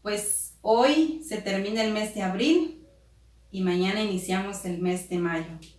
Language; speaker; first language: Spanish; native; Spanish